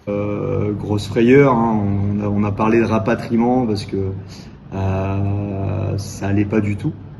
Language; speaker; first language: French; native; French